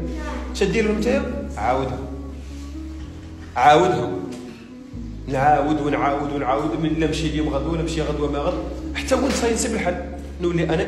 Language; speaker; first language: Arabic; native; Arabic